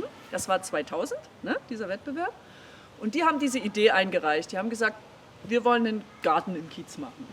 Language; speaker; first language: German; native; German